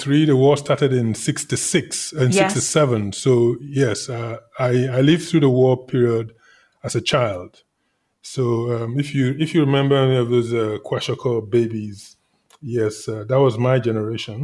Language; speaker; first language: English; non-native, local second language; Igbo